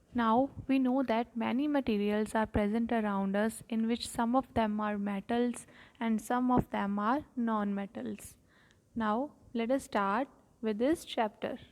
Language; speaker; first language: English; non-native, local second language; Punjabi